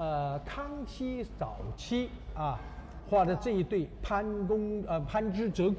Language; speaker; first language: Chinese; native; Chinese